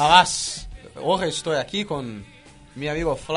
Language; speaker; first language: Portuguese; native; Portuguese